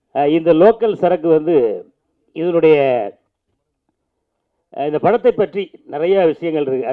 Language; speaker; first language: Tamil; native; Tamil